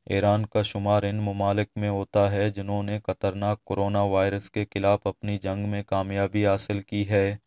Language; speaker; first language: Urdu; non-native, local second language; Baluchi